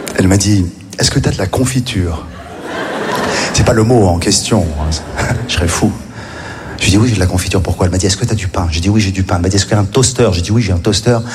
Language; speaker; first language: French; native; French